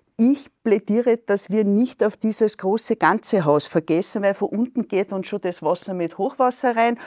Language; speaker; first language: German; native; German